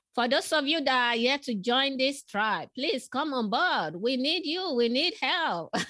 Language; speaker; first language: English; non-native, local second language; Yoruba